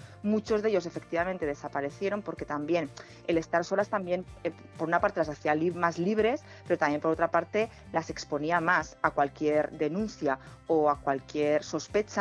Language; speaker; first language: Spanish; native; Spanish